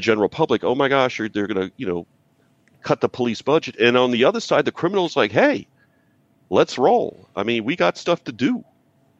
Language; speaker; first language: English; native; English